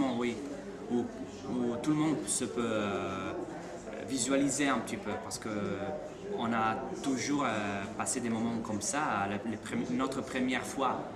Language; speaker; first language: French; non-native, fluent; Italian